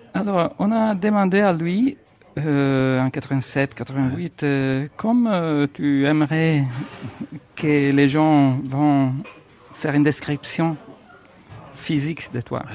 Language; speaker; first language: French; non-native, fluent; Italian